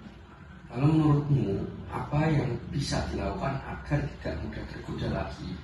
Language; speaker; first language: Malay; non-native, fluent; Indonesian